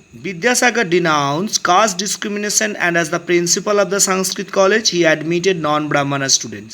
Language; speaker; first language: English; non-native, local second language; Bangla